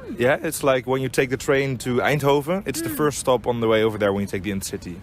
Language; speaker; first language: English; non-native, fluent; Dutch